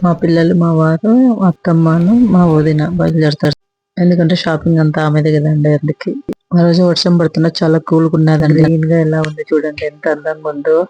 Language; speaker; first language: Telugu; native; Telugu